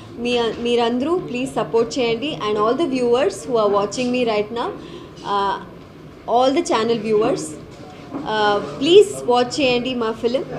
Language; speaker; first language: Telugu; non-native, local second language; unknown